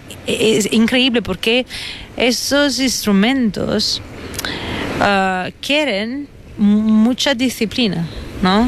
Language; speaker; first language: Spanish; non-native, fluent; Italian